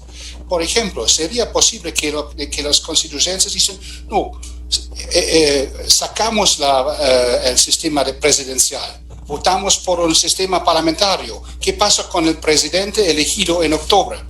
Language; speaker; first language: Spanish; non-native, fluent; German